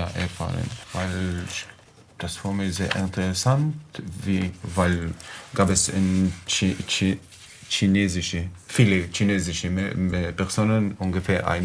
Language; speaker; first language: German; non-native, learner; Arabic